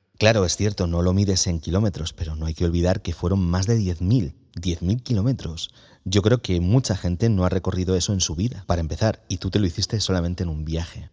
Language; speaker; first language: Spanish; native; Spanish